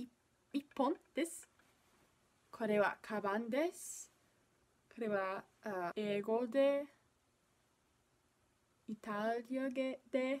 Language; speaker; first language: Japanese; non-native, learner; English